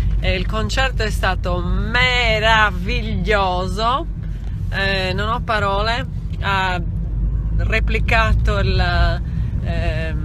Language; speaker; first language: Italian; native; Italian